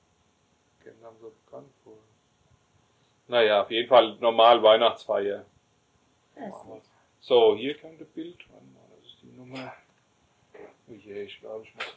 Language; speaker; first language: German; native; German